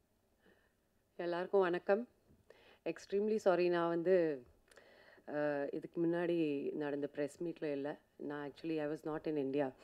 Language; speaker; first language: Tamil; non-native, fluent; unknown